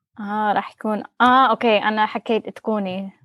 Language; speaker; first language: Arabic; non-native, learner; English